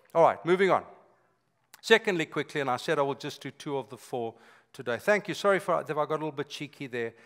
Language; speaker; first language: English; native; English